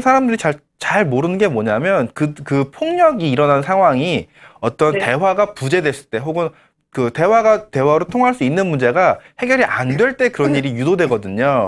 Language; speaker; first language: Korean; native; Korean